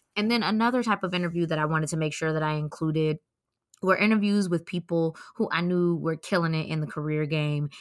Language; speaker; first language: English; native; English